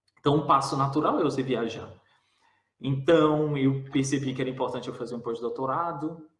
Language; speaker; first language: Portuguese; native; Portuguese